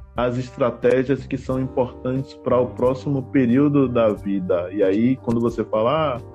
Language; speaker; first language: Portuguese; native; Portuguese